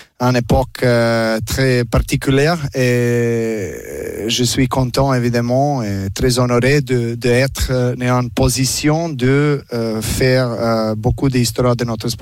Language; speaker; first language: French; non-native, learner; Serbian